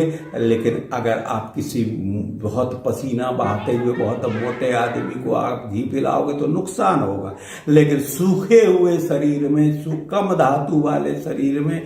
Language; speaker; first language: Hindi; native; Hindi